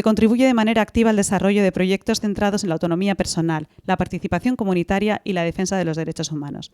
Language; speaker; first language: Spanish; native; Spanish